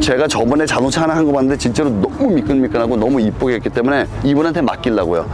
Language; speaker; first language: Korean; early bilingual, heritage; Korean